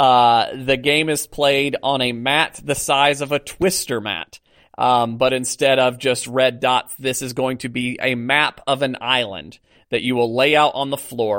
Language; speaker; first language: English; native; English